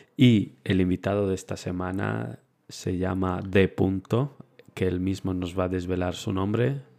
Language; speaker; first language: Spanish; early bilingual, other home language; Romanian